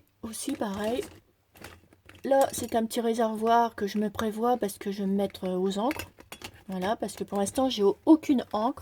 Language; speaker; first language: French; native; French